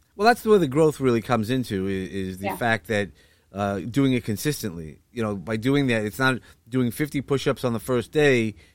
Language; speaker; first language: English; native; English